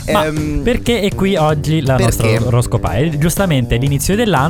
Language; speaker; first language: Italian; native; Italian